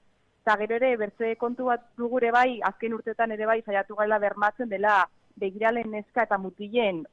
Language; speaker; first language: Basque; native; Basque